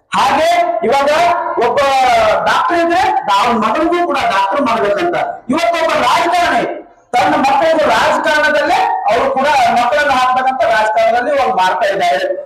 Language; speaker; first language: Kannada; non-native, local second language; Lambadi